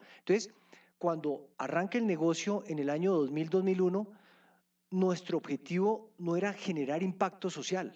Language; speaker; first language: Spanish; native; Spanish